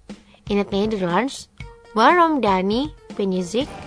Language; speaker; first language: Dutch; non-native, fluent; Indonesian